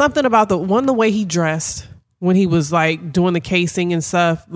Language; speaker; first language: English; native; English